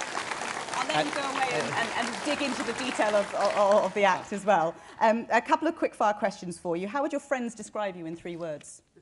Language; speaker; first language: English; native; English